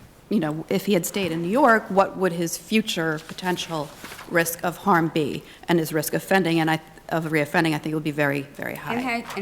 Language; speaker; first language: English; native; English